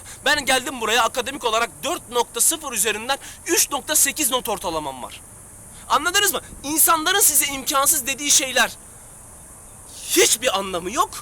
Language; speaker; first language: Turkish; native; Turkish